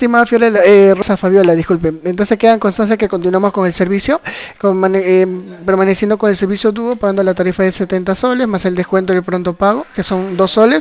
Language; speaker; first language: Spanish; native; Spanish